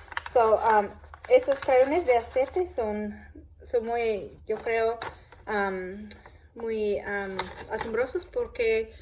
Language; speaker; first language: Spanish; non-native, learner; English